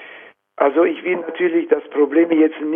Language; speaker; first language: German; non-native, fluent; Italian